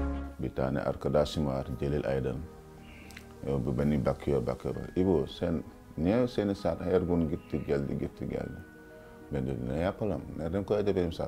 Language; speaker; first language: Turkish; non-native, learner; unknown